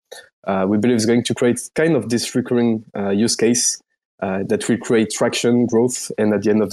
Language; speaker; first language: English; non-native, fluent; French